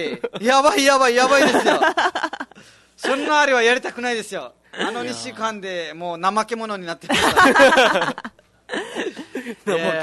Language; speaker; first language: Japanese; non-native, fluent; Nepali